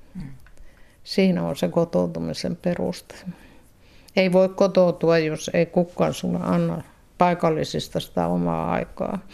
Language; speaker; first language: Finnish; native; Finnish